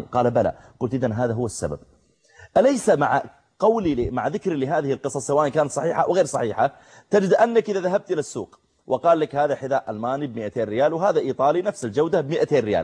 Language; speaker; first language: Arabic; native; Arabic